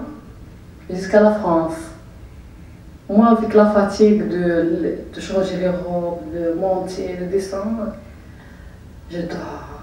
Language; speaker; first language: French; non-native, learner; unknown